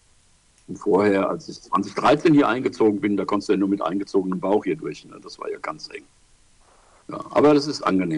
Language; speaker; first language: German; native; German